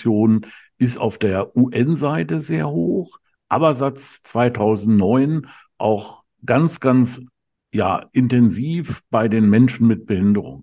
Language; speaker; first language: German; native; German